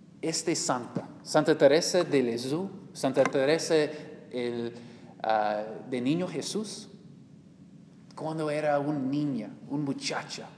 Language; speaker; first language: Spanish; non-native, learner; English